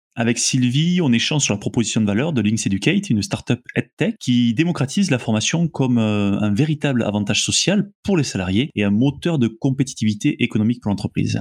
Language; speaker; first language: French; native; French